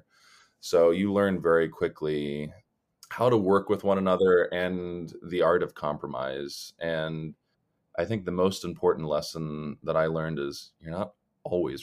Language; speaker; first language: English; native; English